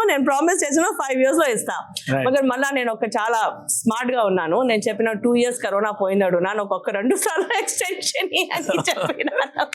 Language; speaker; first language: Telugu; non-native, local second language; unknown